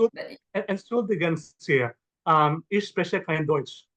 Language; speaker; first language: German; non-native, learner; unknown